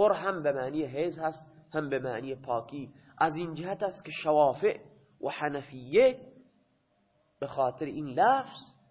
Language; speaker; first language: Persian; non-native, local second language; Baluchi